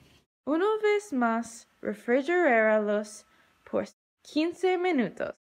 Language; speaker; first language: Spanish; non-native, learner; English